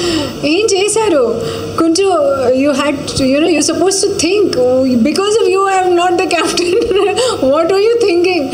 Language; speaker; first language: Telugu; non-native, learner; Hindi